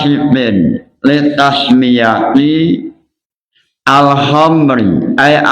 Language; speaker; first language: Arabic; non-native, fluent; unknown